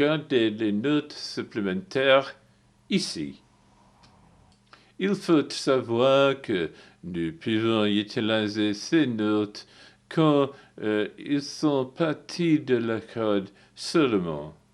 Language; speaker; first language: French; non-native, learner; English